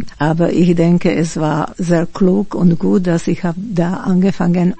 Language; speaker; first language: German; non-native, fluent; Slovak